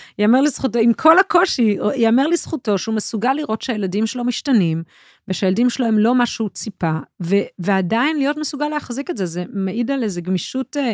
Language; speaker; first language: Hebrew; native; Hebrew